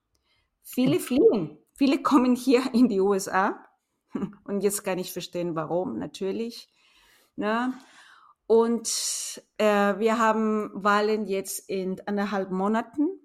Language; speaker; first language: German; non-native, fluent; Spanish